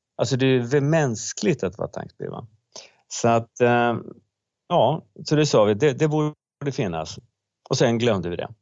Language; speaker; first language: Swedish; native; Swedish